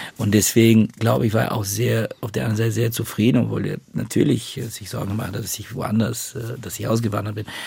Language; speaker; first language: German; non-native, fluent; Bulgarian